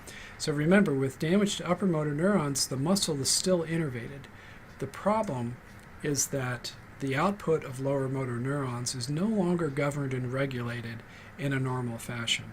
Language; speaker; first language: English; native; English